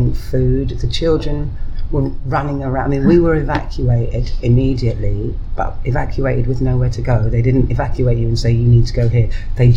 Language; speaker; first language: English; native; English